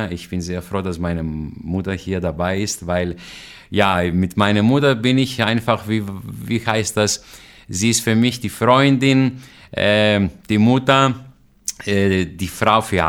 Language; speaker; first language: German; non-native, fluent; Greek